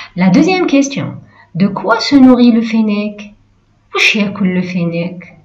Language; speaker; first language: French; non-native, local second language; Arabic